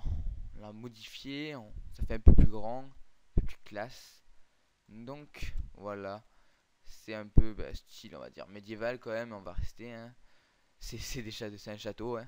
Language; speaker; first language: French; native; French